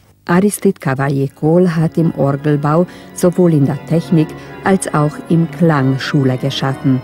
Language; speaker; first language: German; native; German